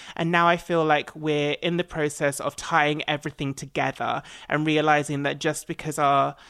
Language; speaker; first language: English; native; English